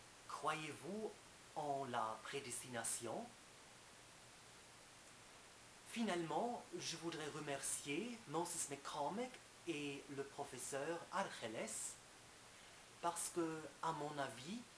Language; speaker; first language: French; non-native, fluent; German